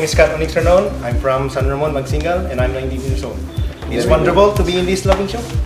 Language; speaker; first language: English; non-native, local second language; Filipino